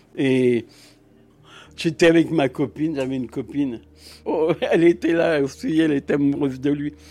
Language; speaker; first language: French; native; French